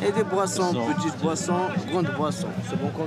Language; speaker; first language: French; non-native, local second language; Arabic